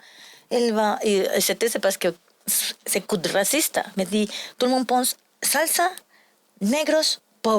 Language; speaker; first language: French; non-native, learner; Spanish